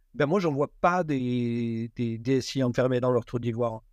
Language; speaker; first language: French; native; French